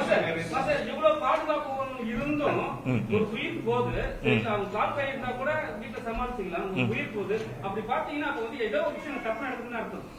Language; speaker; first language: Tamil; native; Tamil